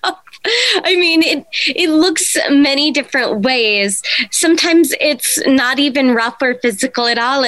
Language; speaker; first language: English; native; English